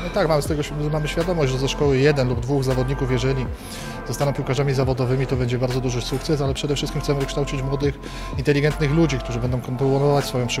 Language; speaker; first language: Polish; native; Polish